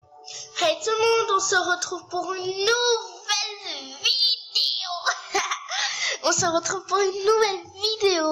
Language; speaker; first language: French; native; French